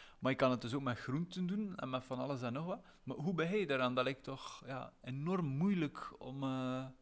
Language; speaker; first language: Dutch; native; Dutch